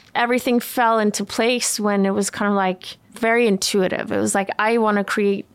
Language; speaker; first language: English; early bilingual, other home language; Swedish